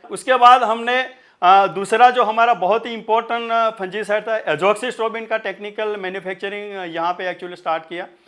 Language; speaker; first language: Hindi; non-native, local second language; Marathi